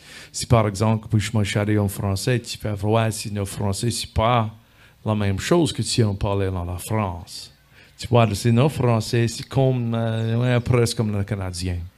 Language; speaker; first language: French; non-native, fluent; English